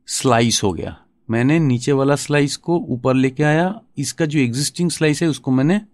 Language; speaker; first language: Hindi; non-native, local second language; Bangla